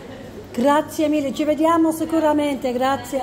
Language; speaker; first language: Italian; non-native, learner; English